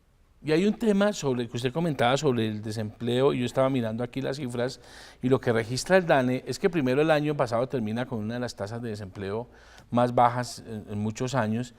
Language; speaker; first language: Spanish; native; Spanish